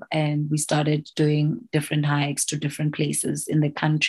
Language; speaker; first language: English; non-native, local second language; Southern Sotho